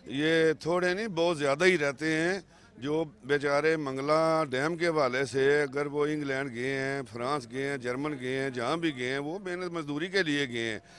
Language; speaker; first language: Urdu; non-native, local second language; Pahari-Potwari